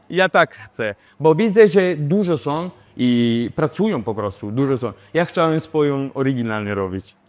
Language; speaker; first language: Polish; non-native, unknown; Italian